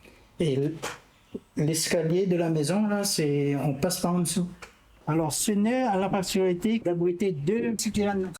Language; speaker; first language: French; non-native, local second language; Réunion Creole French